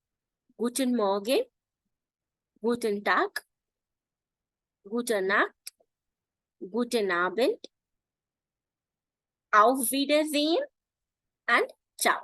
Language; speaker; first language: German; non-native, fluent; Hindi